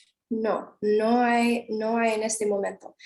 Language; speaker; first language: Spanish; non-native, learner; English